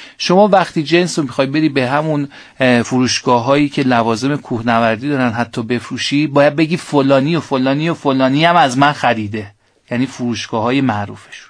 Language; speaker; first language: Persian; native; Persian